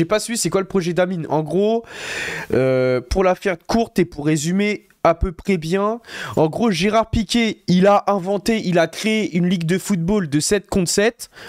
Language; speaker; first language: French; native; French